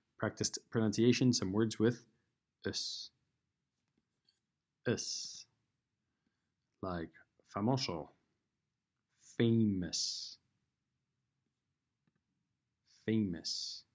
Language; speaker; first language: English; non-native, learner; Spanish